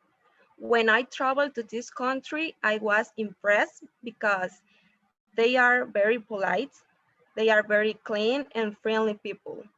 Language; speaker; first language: English; non-native, learner; Spanish